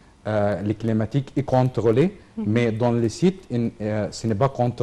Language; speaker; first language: French; non-native, learner; Arabic